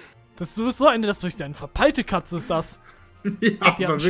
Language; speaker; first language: German; native; German